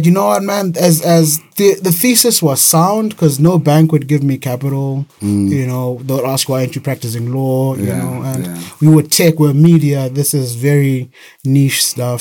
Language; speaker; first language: English; non-native, local second language; Shona